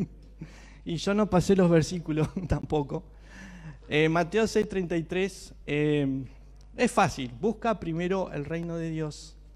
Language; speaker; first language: Spanish; native; Spanish